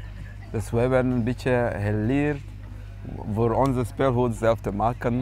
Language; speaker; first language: Dutch; non-native, fluent; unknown